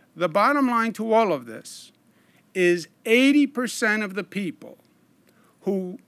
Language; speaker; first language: English; native; English